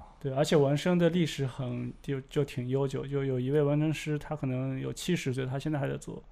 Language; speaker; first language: Chinese; native; Chinese